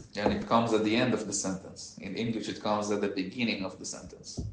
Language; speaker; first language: English; non-native, learner; Hebrew